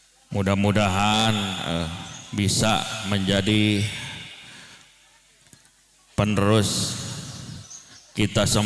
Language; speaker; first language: Indonesian; native; Indonesian